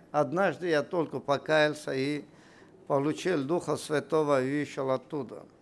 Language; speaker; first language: Russian; non-native, local second language; Armenian